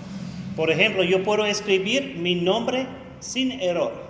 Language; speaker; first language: Spanish; non-native, fluent; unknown